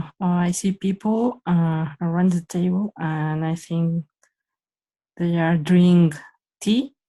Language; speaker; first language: English; non-native, learner; Spanish